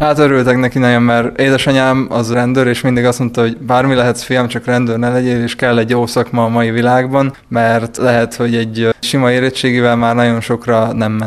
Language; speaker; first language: Hungarian; native; Hungarian